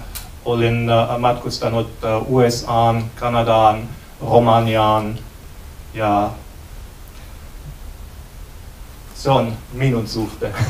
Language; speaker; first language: Finnish; non-native, learner; German